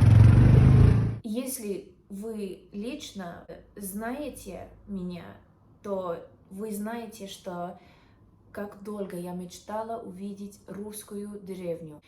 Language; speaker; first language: Russian; non-native, learner; English